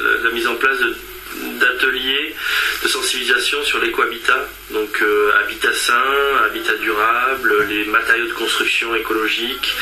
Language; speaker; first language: French; native; French